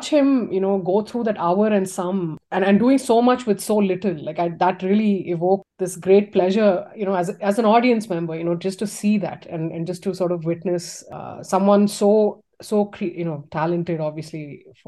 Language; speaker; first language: English; non-native, local second language; Tamil